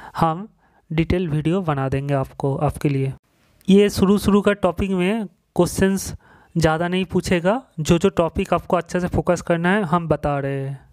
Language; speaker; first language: Hindi; non-native, local second language; Bangla